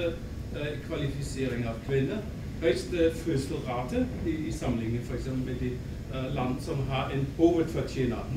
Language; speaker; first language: Norwegian; non-native, fluent; German